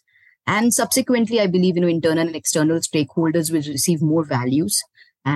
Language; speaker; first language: English; non-native, local second language; Hindi